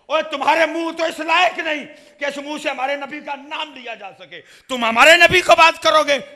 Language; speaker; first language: Urdu; non-native, local second language; Punjabi